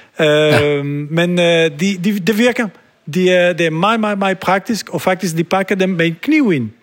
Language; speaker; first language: Danish; non-native, fluent; French